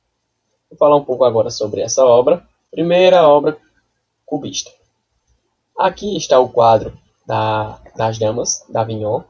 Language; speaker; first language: Portuguese; native; Portuguese